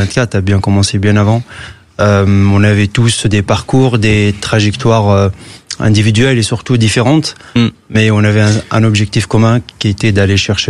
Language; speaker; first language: French; non-native, local second language; Kabyle